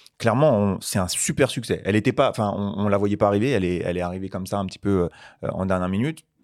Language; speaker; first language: French; native; French